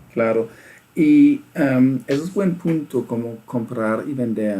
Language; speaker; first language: Spanish; non-native, fluent; German